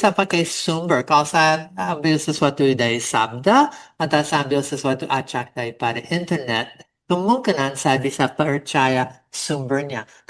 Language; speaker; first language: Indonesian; non-native, fluent; English